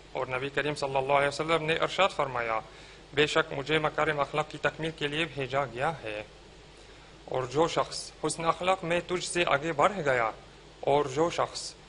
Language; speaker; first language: Urdu; non-native, fluent; Arabic